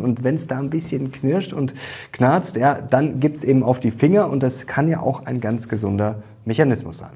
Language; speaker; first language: German; native; German